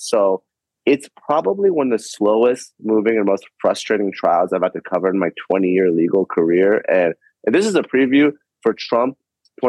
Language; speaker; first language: English; native; English